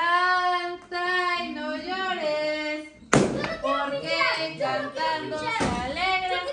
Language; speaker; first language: Spanish; native; Spanish